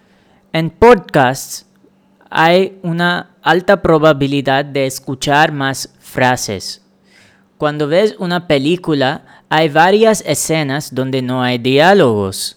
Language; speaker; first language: Spanish; non-native, fluent; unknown